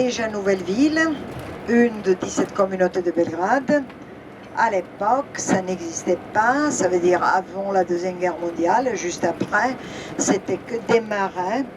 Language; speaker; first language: French; non-native, fluent; Serbian